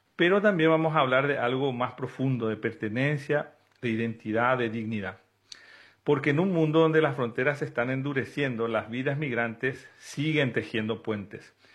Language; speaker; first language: Spanish; native; Spanish